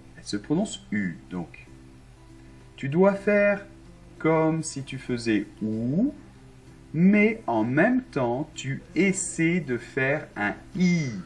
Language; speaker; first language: French; non-native, fluent; Arabic